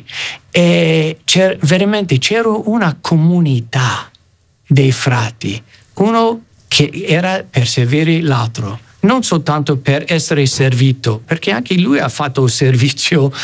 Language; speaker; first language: Italian; non-native, fluent; English